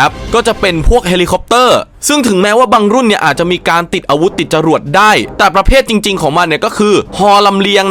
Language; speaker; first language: Thai; native; Thai